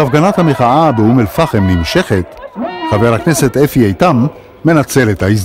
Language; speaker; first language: Hebrew; native; Hebrew